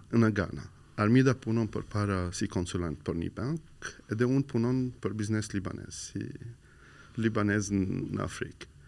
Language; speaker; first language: Albanian; non-native, learner; Arabic